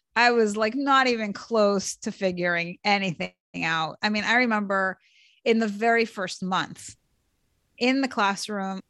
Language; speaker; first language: English; early bilingual, other home language; Hebrew